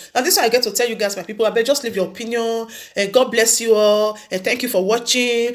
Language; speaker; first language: Nigerian Pidgin; non-native, local second language; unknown